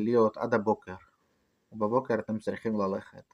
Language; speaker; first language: Hebrew; non-native, fluent; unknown